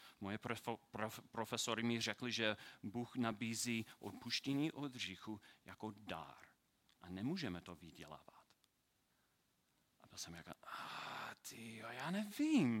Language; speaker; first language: Czech; non-native, learner; English